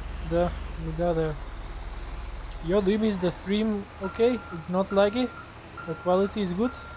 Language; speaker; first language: English; non-native, fluent; Macedonian